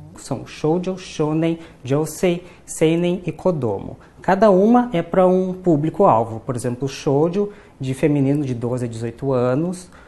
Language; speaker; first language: Portuguese; early bilingual, other home language; Japanese